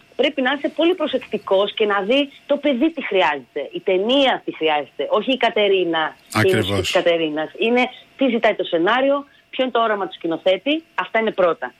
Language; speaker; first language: Greek; early bilingual, other home language; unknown